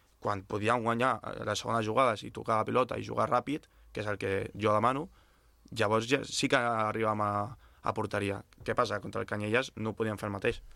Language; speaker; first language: Catalan; native; Catalan